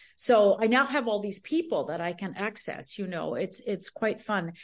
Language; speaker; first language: English; early bilingual, other home language; Spanish